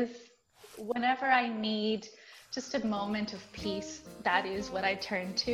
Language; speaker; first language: English; early bilingual, other home language; Portuguese